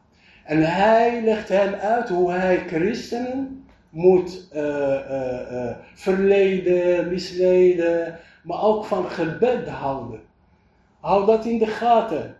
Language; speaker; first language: Dutch; non-native, fluent; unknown